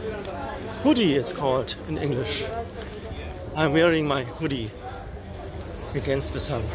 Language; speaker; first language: English; non-native, fluent; German